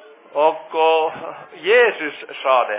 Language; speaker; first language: Swedish; non-native, fluent; Finnish